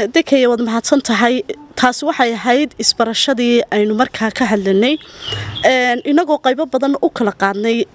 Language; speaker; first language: Somali; native; Somali